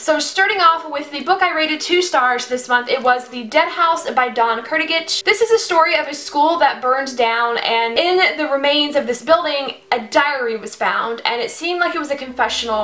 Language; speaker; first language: English; native; English